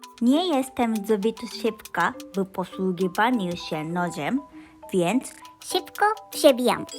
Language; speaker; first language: Polish; non-native, learner; Japanese